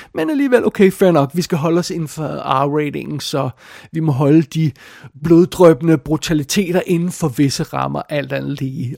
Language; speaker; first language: Danish; native; Danish